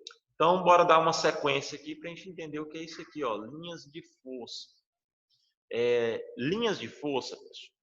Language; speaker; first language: Portuguese; native; Portuguese